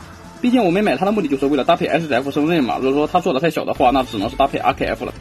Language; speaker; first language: Chinese; native; Chinese